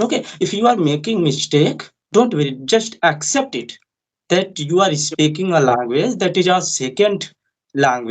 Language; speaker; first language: English; non-native, learner; Hindi